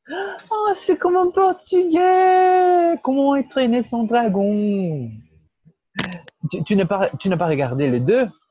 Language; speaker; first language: French; non-native, fluent; Portuguese